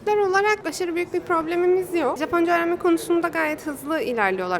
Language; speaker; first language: Turkish; native; Turkish